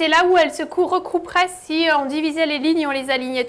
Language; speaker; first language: French; native; French